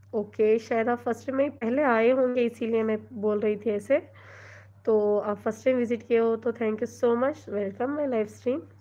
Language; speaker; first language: Hindi; non-native, local second language; Urdu